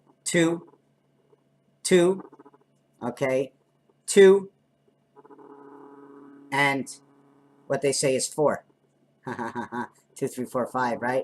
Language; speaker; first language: English; native; English